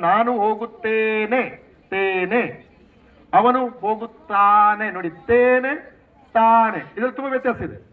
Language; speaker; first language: Kannada; non-native, local second language; Tulu